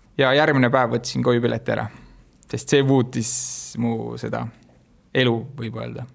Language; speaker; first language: Estonian; native; Estonian